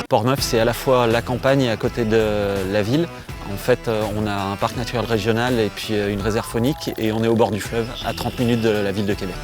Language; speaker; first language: French; native; French